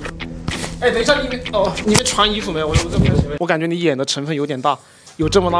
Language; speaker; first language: Chinese; non-native, fluent; Korean